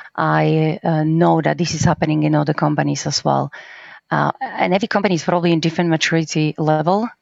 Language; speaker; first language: English; non-native, fluent; Slovak